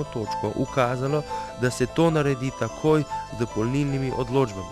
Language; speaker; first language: Slovenian; native; Slovenian